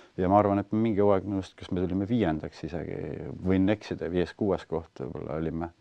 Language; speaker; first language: Estonian; native; Estonian